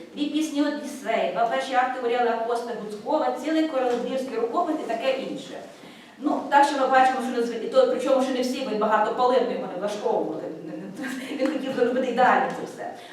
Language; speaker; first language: Ukrainian; native; Ukrainian